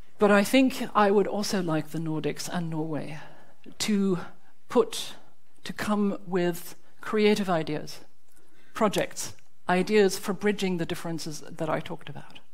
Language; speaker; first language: English; non-native, fluent; German